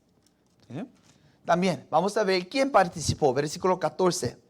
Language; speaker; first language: Spanish; non-native, fluent; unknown